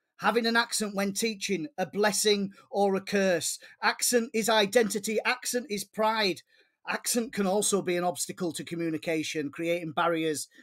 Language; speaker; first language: English; native; English